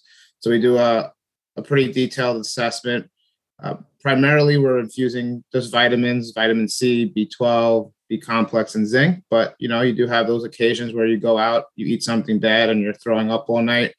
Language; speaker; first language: English; native; English